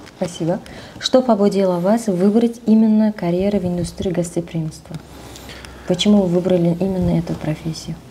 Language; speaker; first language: Russian; non-native, local second language; Uzbek